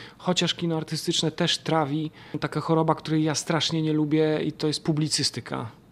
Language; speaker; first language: Polish; native; Polish